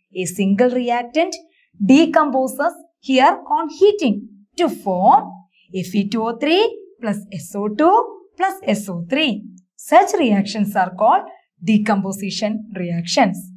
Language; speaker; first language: English; non-native, local second language; Malayalam